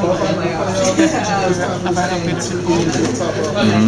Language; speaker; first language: French; non-native, local second language; Dutch